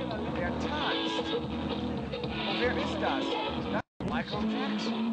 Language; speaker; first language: German; non-native, fluent; English